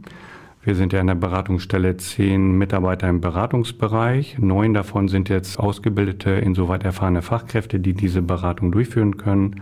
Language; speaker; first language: German; native; German